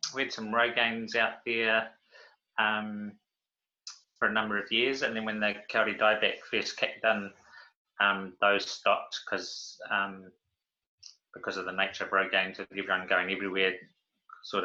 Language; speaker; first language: English; native; English